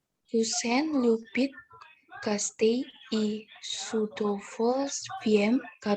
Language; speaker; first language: Russian; non-native, learner; Indonesian